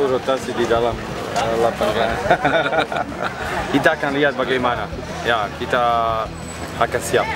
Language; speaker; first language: Indonesian; non-native, learner; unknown